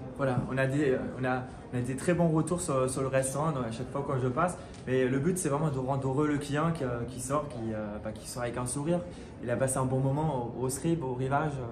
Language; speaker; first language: French; non-native, fluent; German